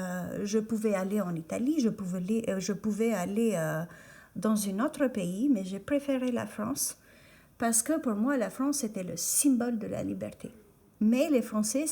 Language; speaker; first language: French; non-native, fluent; Albanian